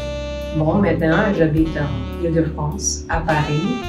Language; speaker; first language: French; non-native, fluent; Filipino